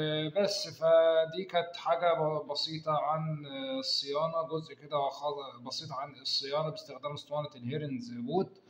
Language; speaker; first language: Arabic; native; Arabic